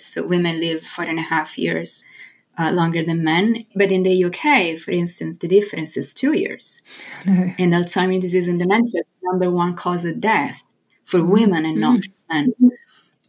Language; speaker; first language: English; non-native, fluent; Italian